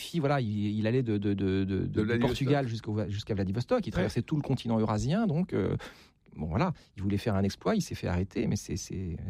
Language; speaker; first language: French; native; French